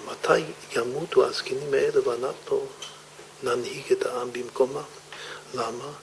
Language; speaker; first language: Hebrew; non-native, fluent; English